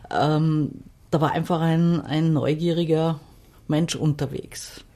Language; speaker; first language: German; non-native, fluent; Arabic